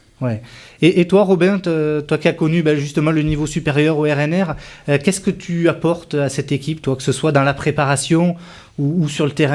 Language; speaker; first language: French; native; French